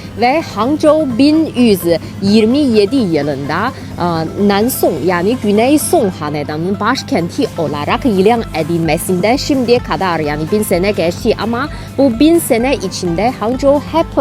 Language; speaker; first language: Turkish; non-native, fluent; Chinese